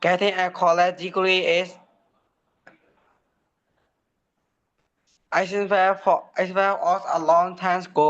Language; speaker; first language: English; non-native, learner; Burmese